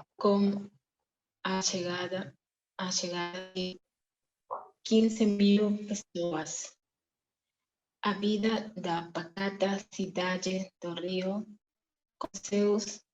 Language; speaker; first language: Portuguese; non-native, learner; Spanish